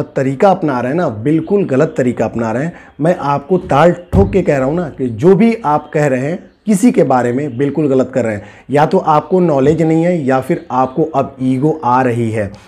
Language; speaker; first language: Hindi; native; Hindi